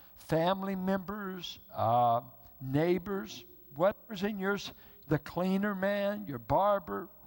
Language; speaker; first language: English; native; English